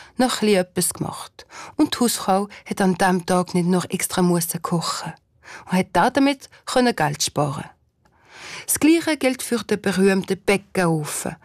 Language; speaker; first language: German; non-native, local second language; Swiss German